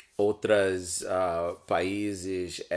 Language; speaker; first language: Portuguese; non-native, learner; English